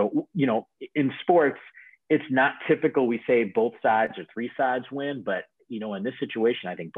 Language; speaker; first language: English; native; English